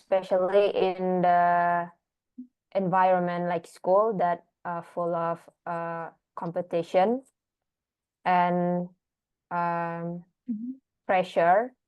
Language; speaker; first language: English; non-native, learner; Indonesian